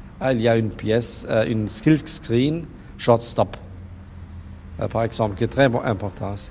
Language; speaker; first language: French; non-native, learner; German